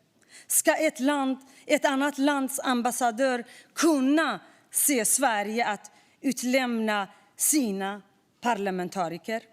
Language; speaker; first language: Swedish; non-native, fluent; Kurdish